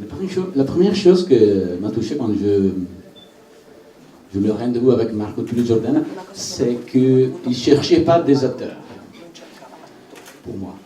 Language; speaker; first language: French; non-native, learner; Italian